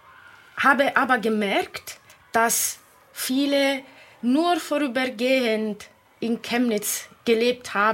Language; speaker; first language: German; non-native, fluent; Italian